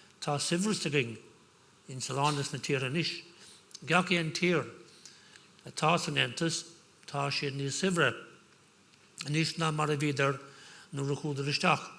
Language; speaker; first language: Irish; non-native, local second language; English